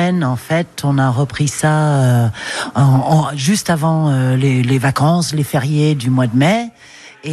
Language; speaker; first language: French; non-native, fluent; English